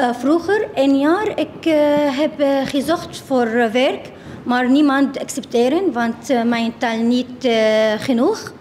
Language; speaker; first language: Dutch; non-native, learner; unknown